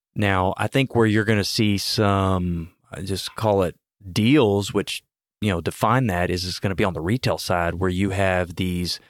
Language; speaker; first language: English; native; English